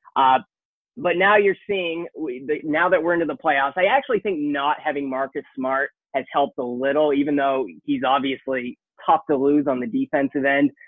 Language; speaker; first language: English; native; English